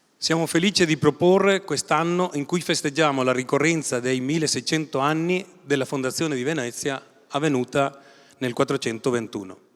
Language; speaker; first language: Italian; native; Italian